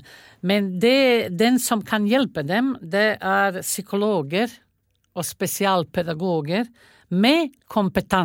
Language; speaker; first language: Norwegian; non-native, fluent; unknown